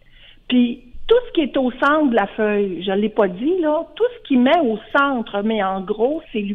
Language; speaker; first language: French; native; French